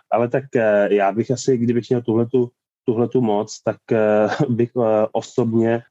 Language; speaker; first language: Czech; native; Czech